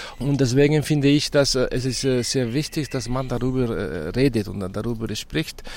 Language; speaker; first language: German; non-native, fluent; Spanish